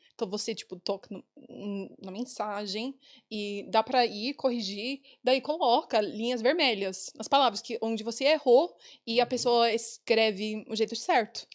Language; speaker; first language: Portuguese; non-native, fluent; English